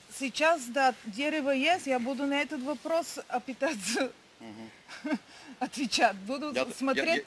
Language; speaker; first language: Russian; non-native, learner; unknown